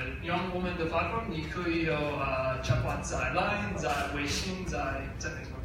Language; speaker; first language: Chinese; non-native, learner; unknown